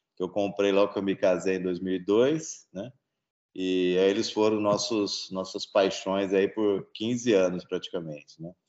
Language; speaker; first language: Portuguese; native; Portuguese